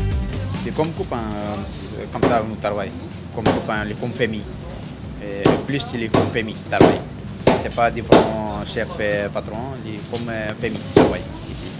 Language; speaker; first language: French; non-native, learner; Tamil